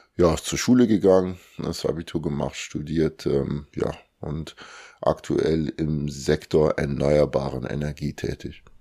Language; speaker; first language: German; early bilingual, other home language; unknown